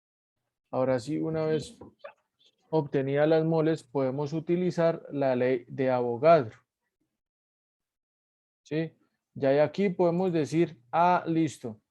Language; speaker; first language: Spanish; native; Spanish